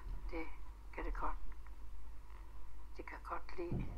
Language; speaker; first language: Danish; non-native, local second language; Kalaallisut